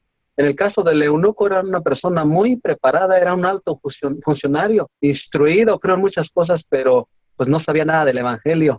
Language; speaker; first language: Spanish; native; Spanish